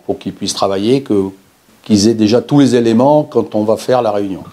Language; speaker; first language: French; native; French